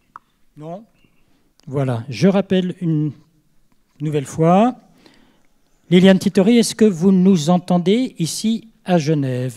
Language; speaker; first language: French; native; French